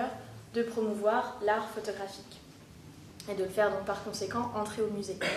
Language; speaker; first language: French; native; French